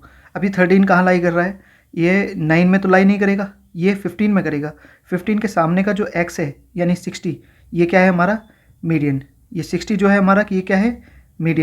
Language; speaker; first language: Hindi; native; Hindi